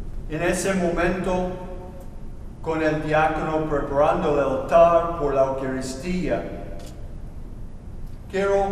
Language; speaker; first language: Spanish; non-native, learner; English